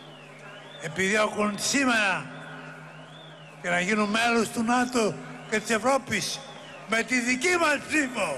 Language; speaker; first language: Greek; native; Greek